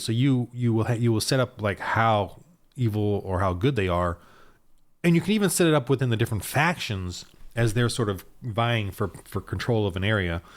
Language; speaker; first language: English; native; English